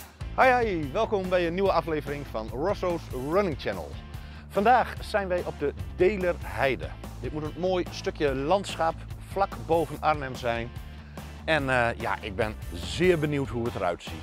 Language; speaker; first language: Dutch; native; Dutch